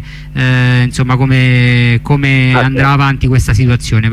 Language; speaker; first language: Italian; native; Italian